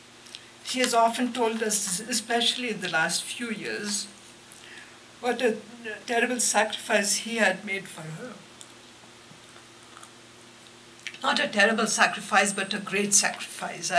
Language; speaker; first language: English; non-native, local second language; Marathi